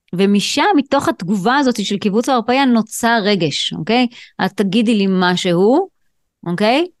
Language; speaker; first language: Hebrew; native; Hebrew